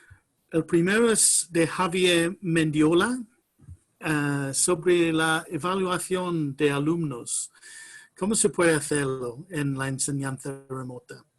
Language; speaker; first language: Spanish; non-native, fluent; English